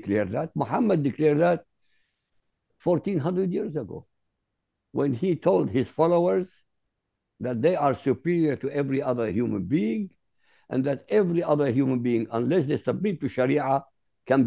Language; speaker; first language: English; non-native, fluent; Arabic